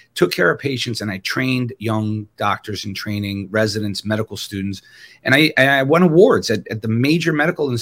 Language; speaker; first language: English; native; English